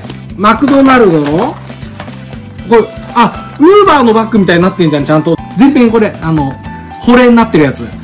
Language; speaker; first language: Japanese; native; Japanese